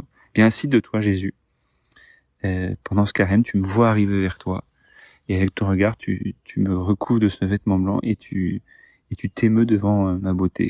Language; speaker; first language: French; native; French